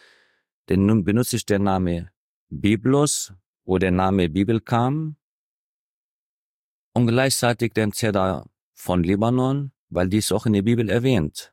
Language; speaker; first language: German; non-native, fluent; Arabic